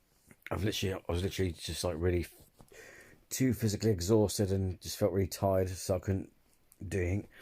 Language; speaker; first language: English; native; English